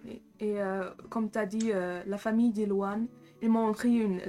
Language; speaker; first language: French; non-native, fluent; German